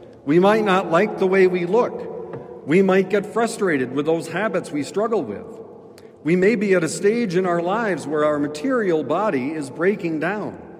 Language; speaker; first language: English; native; English